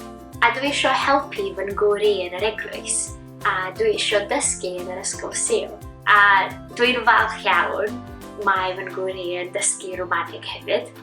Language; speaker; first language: Welsh; non-native, learner; Romanian